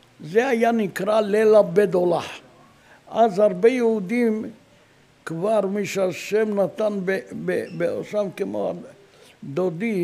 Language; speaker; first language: Hebrew; non-native, fluent; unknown